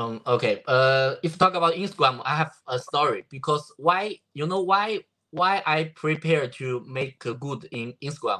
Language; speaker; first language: English; non-native, learner; Chinese